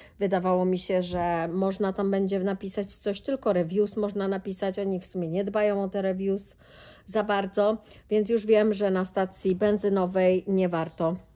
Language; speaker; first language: Polish; native; Polish